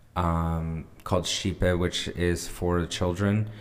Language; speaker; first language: English; early bilingual, other home language; Spanish